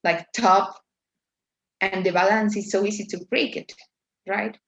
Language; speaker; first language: English; non-native, fluent; Spanish